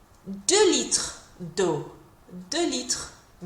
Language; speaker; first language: French; non-native, fluent; English